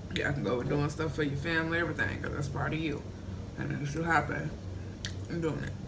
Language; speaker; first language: English; native; English